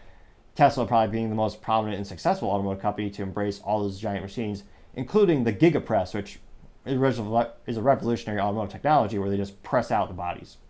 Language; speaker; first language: English; native; English